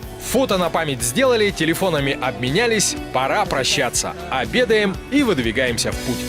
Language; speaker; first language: Russian; native; Russian